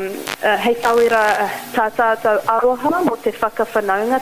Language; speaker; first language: Māori; non-native, learner; Arabic